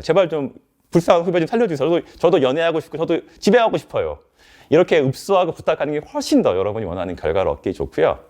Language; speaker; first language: Korean; native; Korean